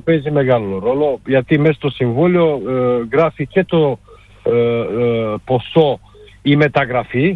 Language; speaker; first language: Greek; non-native, fluent; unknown